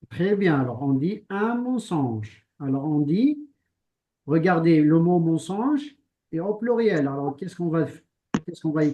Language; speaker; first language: French; non-native, local second language; Arabic